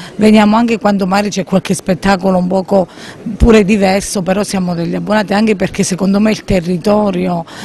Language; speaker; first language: Italian; native; Italian